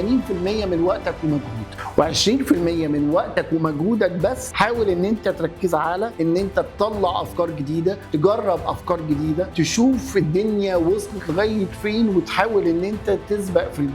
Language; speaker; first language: Arabic; native; Arabic